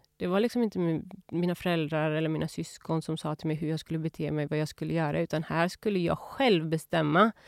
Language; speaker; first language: Swedish; early bilingual, other home language; Persian